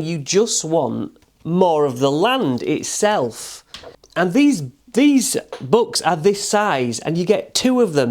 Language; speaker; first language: English; native; English